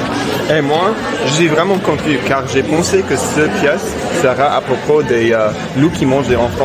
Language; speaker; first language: French; non-native, learner; English